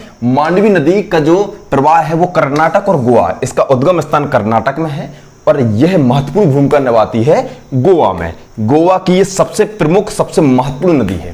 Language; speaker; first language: Hindi; native; Hindi